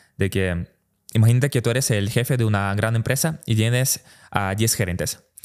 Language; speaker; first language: Spanish; early bilingual, other home language; Russian